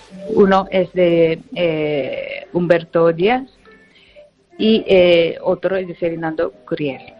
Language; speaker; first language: Spanish; non-native, fluent; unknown